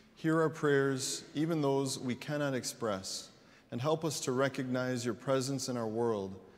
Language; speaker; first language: English; native; English